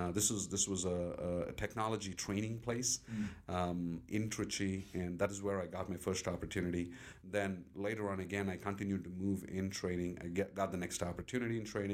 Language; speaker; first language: English; native; English